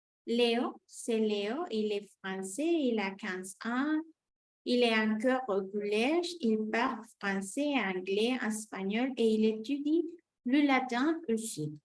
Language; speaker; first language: French; non-native, fluent; Spanish